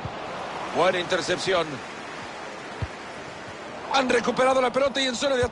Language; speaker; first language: Spanish; native; Spanish